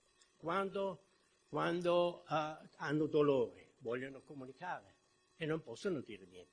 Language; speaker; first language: Italian; non-native, fluent; German